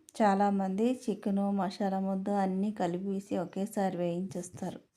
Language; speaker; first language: Telugu; native; Telugu